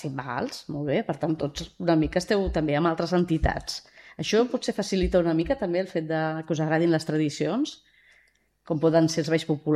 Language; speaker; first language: Catalan; native; Catalan